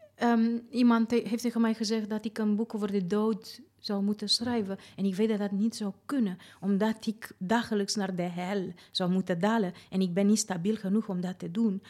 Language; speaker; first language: Dutch; non-native, fluent; Romanian